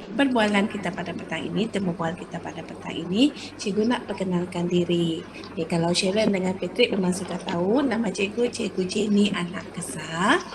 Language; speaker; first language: Malay; non-native, local second language; Iban